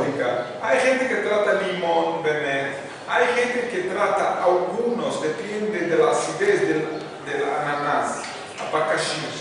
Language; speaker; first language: Spanish; non-native, fluent; Portuguese